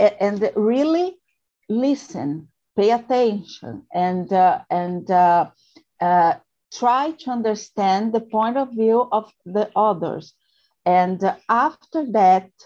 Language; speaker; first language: English; non-native, learner; Portuguese